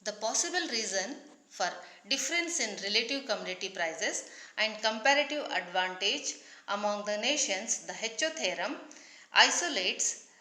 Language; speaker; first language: English; non-native, local second language; Kannada